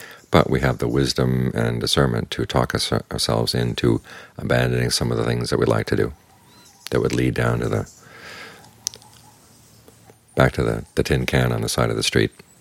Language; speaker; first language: English; native; English